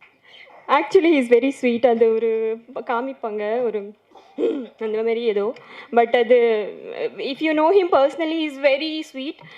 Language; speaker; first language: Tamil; non-native, learner; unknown